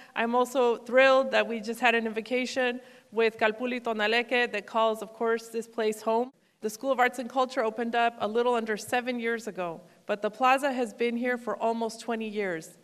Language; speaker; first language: English; early bilingual, other home language; Spanish